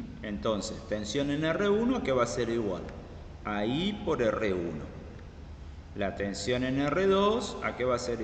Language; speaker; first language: Spanish; native; Spanish